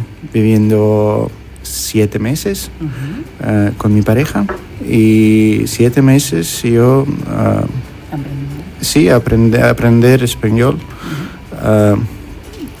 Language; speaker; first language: Spanish; non-native, learner; Russian